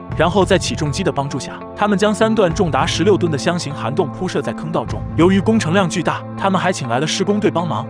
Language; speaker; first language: Chinese; native; Chinese